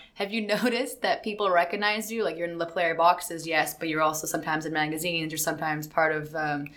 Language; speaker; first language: English; non-native, fluent; German